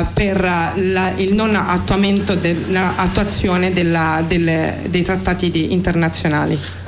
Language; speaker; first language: Italian; native; Italian